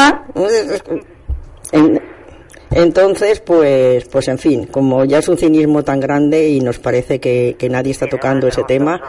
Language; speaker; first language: Spanish; native; Spanish